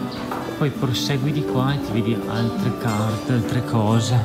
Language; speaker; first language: Italian; native; Italian